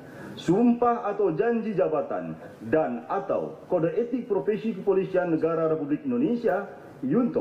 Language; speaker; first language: Indonesian; native; Indonesian